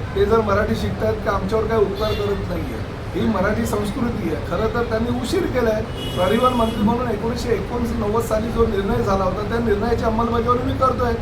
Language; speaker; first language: Marathi; native; Marathi